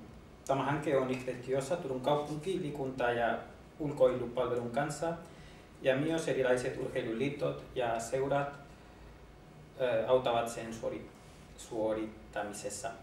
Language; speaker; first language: Finnish; non-native, learner; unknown